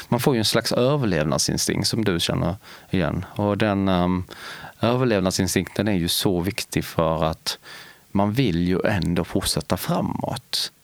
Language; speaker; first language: Swedish; native; Swedish